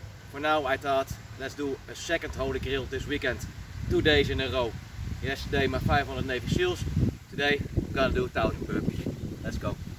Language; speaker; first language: English; non-native, fluent; Dutch